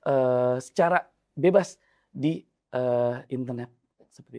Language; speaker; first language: Indonesian; native; Indonesian